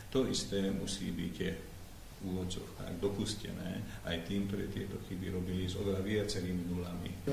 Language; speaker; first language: Slovak; non-native, local second language; Hungarian